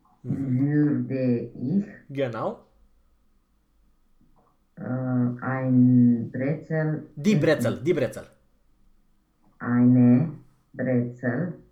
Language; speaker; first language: German; non-native, learner; Romanian